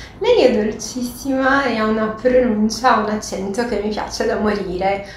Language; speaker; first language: Italian; non-native, fluent; Portuguese